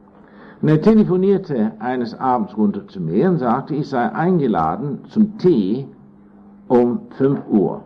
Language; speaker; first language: German; non-native, fluent; English